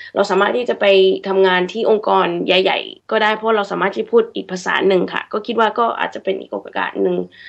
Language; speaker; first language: Thai; early bilingual, heritage; Thai